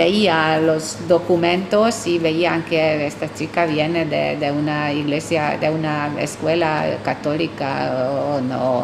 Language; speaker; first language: Spanish; non-native, fluent; Hungarian